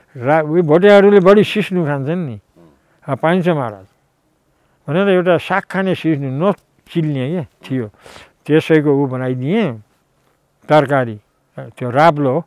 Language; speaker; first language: Nepali; native; Nepali